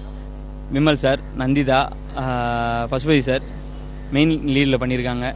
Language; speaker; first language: Tamil; native; Tamil